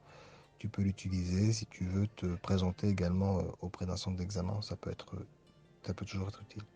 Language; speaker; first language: French; native; French